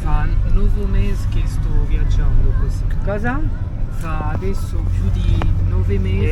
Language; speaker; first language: Italian; non-native, fluent; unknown